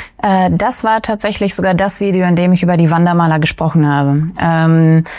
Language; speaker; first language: German; early bilingual, other home language; Russian